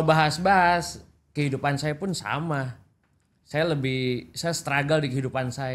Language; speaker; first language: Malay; non-native, local second language; Indonesian